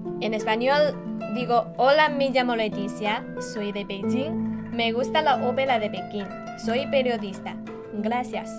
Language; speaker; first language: Spanish; non-native, fluent; Chinese